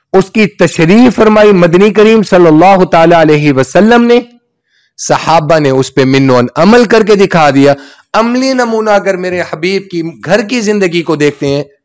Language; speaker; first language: Urdu; non-native, local second language; Punjabi